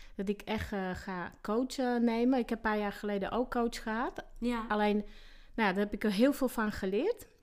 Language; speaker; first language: Dutch; non-native, fluent; Slovak